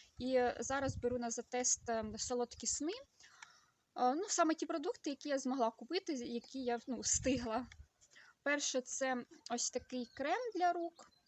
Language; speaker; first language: Ukrainian; native; Ukrainian